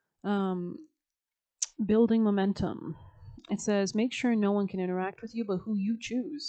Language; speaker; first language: English; native; English